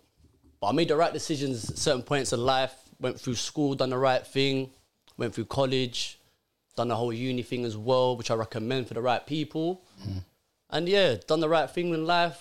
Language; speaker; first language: English; native; English